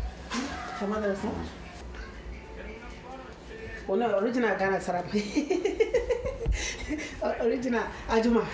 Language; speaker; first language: Korean; non-native, learner; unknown